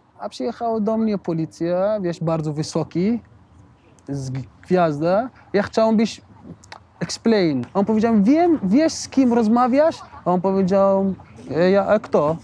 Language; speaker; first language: Polish; non-native, learner; Arabic